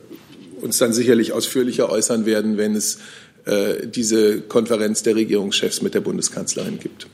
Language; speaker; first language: German; native; German